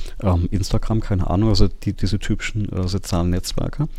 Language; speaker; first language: German; native; German